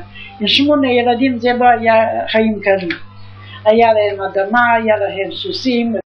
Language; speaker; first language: Hebrew; non-native, fluent; Yiddish